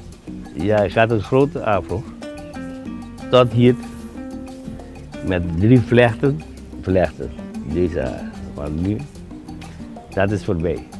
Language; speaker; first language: Dutch; non-native, local second language; Papiamento